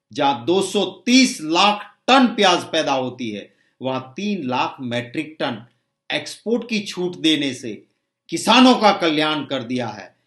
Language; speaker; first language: Hindi; non-native, local second language; Gujarati